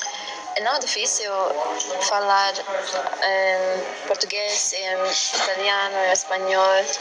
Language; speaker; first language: Portuguese; non-native, learner; Latvian